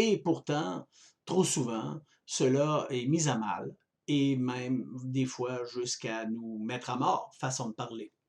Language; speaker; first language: French; native; French